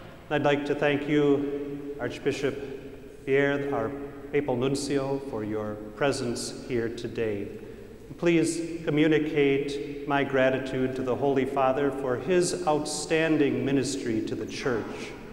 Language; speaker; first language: English; native; English